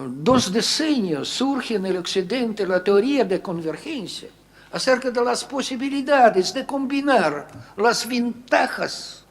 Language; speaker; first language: Spanish; non-native, fluent; Russian